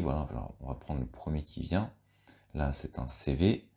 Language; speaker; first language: French; native; French